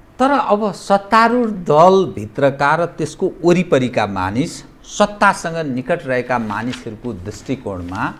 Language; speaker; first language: Nepali; native; Nepali